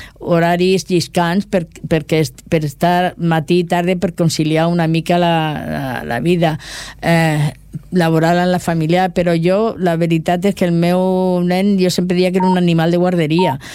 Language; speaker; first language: Catalan; non-native, local second language; Spanish